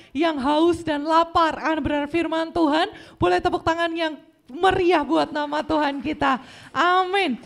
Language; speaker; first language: Indonesian; native; Indonesian